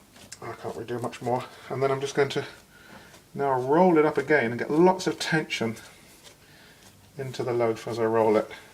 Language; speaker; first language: English; native; English